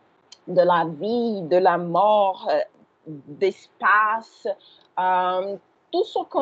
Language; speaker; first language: French; non-native, fluent; Portuguese